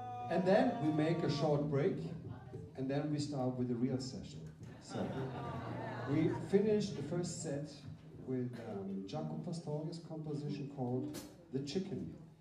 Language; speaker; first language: English; non-native, fluent; German